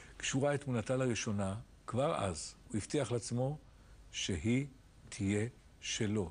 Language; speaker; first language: Hebrew; native; Hebrew